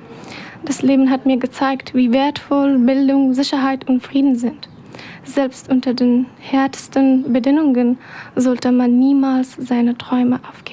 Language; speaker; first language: German; non-native, learner; Persian